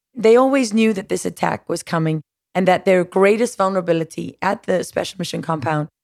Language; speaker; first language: English; native; English